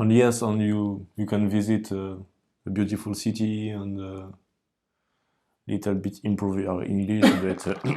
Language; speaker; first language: English; non-native, learner; French